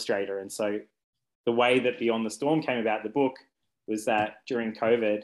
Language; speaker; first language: English; native; English